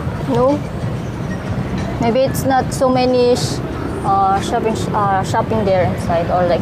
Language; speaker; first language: English; non-native, learner; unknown